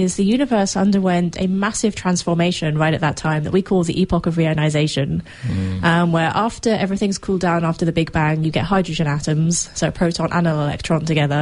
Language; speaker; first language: English; native; English